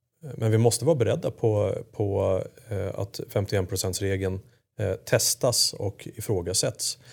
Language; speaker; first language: Swedish; native; Swedish